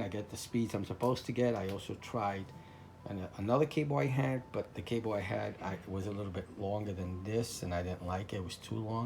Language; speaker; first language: English; native; English